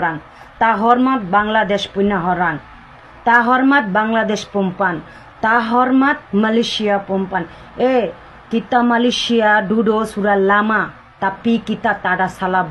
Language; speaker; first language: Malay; non-native, learner; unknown